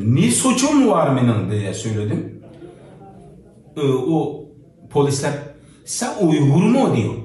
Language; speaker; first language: Turkish; non-native, learner; Uyghur